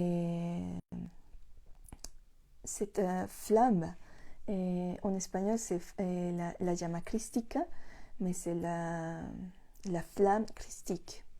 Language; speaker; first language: French; non-native, fluent; Spanish